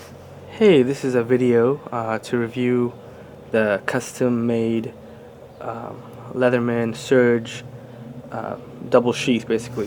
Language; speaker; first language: English; native; English